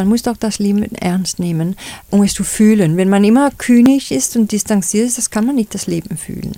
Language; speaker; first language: German; non-native, fluent; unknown